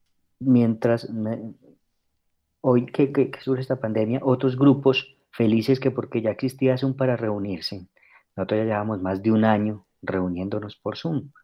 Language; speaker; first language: Spanish; native; Spanish